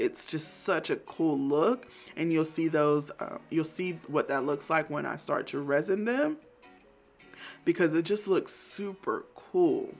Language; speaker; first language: English; native; English